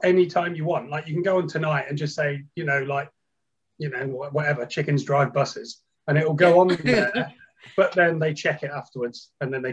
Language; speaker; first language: English; native; English